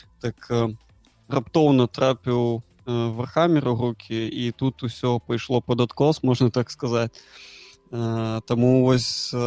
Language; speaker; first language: Belarusian; non-native, local second language; Russian